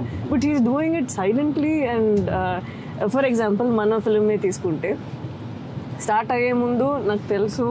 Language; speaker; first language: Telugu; non-native, fluent; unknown